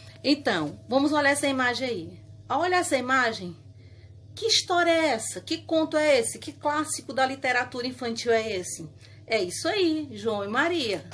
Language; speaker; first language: Portuguese; native; Portuguese